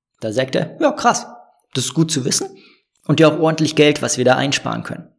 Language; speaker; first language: German; native; German